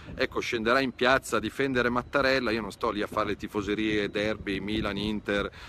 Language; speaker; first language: Italian; native; Italian